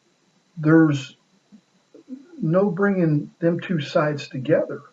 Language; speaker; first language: English; native; English